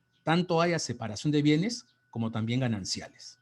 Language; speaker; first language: Spanish; native; Spanish